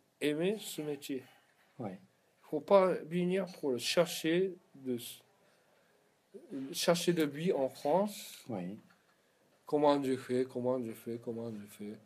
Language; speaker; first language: French; non-native, learner; Japanese